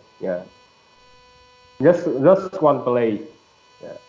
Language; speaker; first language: English; non-native, learner; Vietnamese